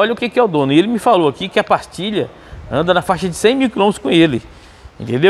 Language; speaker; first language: Portuguese; native; Portuguese